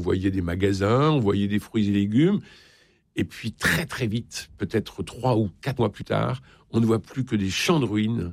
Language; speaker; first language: French; native; French